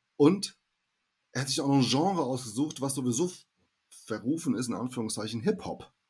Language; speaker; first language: German; early bilingual, heritage; German